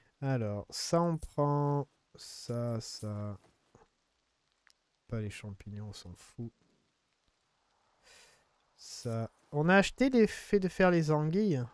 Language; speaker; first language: French; native; French